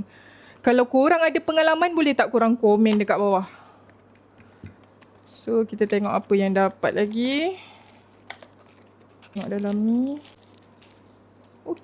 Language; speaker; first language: Malay; native; Malay